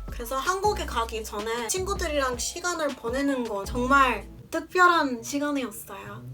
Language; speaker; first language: Korean; non-native, fluent; English